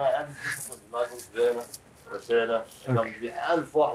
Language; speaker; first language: Arabic; native; Arabic